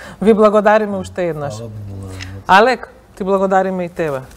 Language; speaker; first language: Macedonian; native; Macedonian